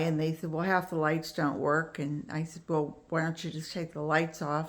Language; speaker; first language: English; native; English